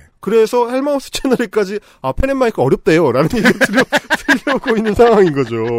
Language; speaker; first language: Korean; native; Korean